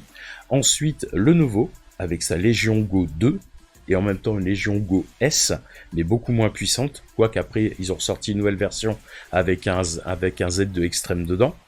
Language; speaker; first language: French; native; French